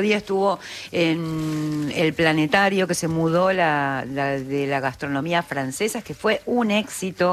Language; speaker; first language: Spanish; native; Spanish